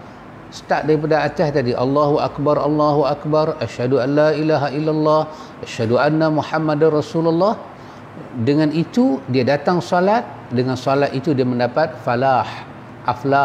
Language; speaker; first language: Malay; native; Malay